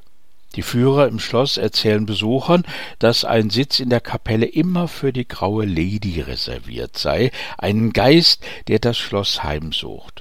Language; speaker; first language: German; native; German